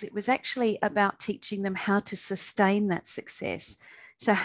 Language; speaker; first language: English; native; English